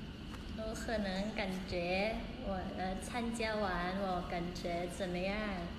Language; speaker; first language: Chinese; non-native, learner; Thai